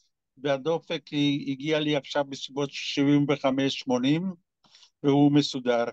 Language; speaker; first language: Hebrew; non-native, fluent; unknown